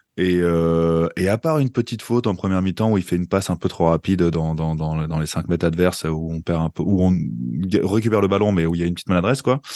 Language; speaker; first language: French; native; French